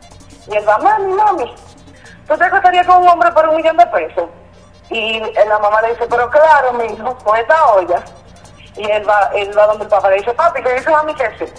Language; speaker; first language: Spanish; native; Spanish